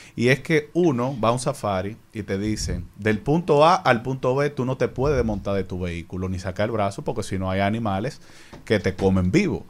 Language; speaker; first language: Spanish; native; Spanish